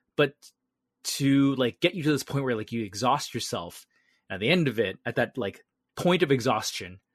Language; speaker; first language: English; early bilingual, other home language; Vietnamese